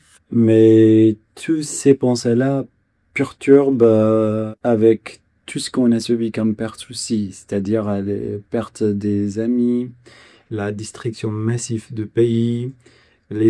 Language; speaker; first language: French; non-native, fluent; Kurdish